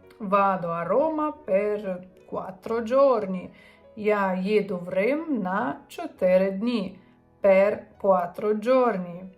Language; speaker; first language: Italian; non-native, fluent; Ukrainian